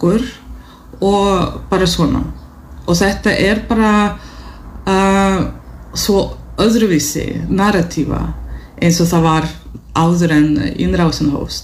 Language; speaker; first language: Icelandic; non-native, fluent; Russian